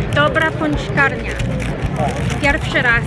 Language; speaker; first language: Polish; early bilingual, heritage; Polish